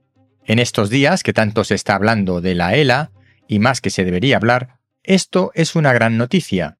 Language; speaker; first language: Spanish; native; Spanish